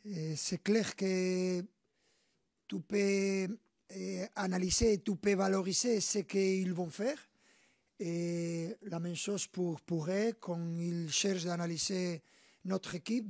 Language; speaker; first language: French; non-native, fluent; Spanish